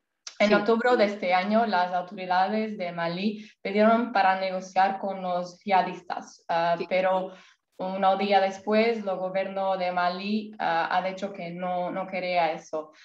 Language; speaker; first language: Spanish; non-native, learner; Portuguese